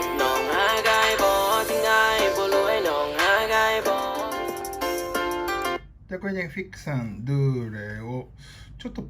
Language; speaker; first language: Thai; non-native, learner; Japanese